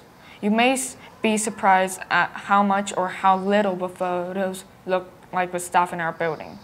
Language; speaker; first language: English; native; English